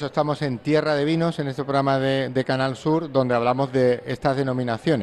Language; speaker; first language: Spanish; native; Spanish